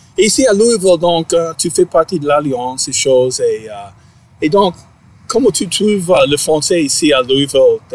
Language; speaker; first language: French; non-native, fluent; English